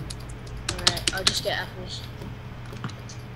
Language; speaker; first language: English; native; English